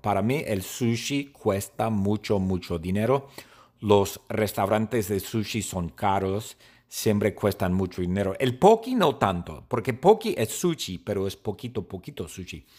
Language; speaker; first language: Spanish; non-native, learner; English